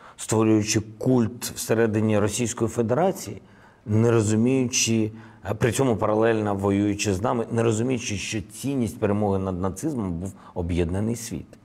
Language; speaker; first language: Ukrainian; non-native, local second language; Russian